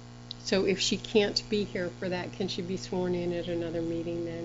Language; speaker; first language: English; native; English